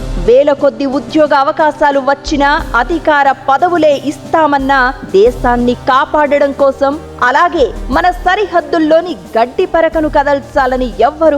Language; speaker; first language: Telugu; native; Telugu